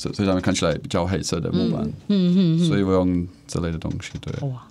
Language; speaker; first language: Chinese; non-native, learner; Czech